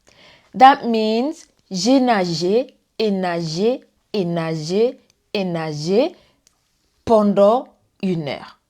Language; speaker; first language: French; non-native, fluent; English